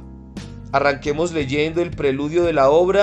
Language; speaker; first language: Spanish; native; Spanish